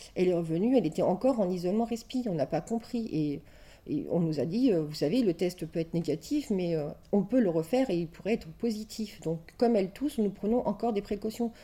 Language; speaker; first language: French; native; French